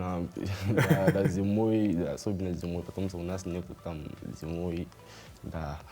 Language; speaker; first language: Russian; non-native, learner; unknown